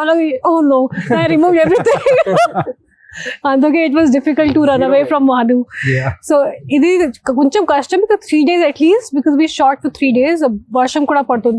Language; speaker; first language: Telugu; non-native, local second language; Hindi